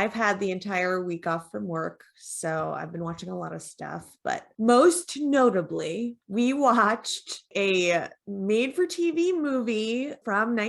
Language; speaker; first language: English; native; English